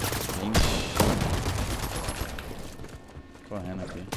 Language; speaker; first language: Portuguese; native; Portuguese